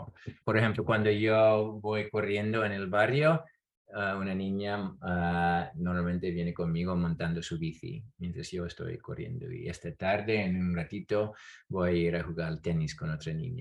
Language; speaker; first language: Spanish; non-native, fluent; English